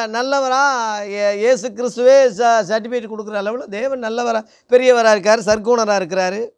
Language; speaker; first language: Tamil; non-native, local second language; Telugu